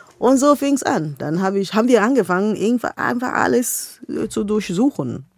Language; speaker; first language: German; non-native, fluent; Igbo